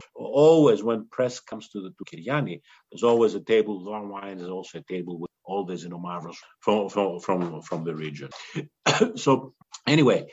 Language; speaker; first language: English; non-native, fluent; Greek